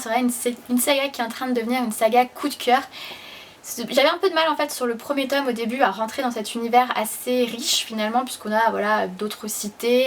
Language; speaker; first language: French; native; French